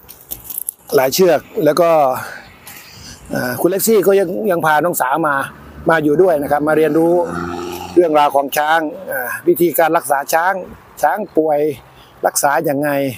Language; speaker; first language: Thai; native; Thai